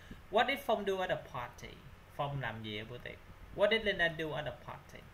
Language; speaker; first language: English; non-native, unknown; Vietnamese